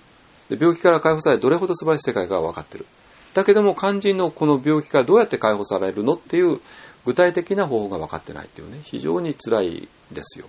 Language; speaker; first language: Japanese; native; Japanese